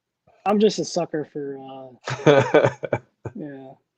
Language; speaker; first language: English; native; English